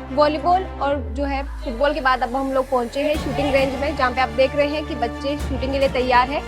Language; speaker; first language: Hindi; native; Hindi